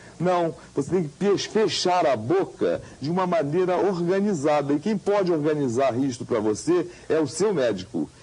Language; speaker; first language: Portuguese; native; Portuguese